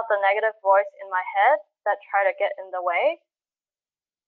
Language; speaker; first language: English; non-native, local second language; Cantonese